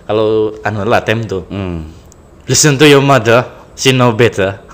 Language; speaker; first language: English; non-native, local second language; Malay